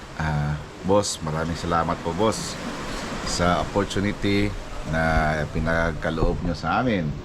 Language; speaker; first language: Filipino; non-native, local second language; Cebuano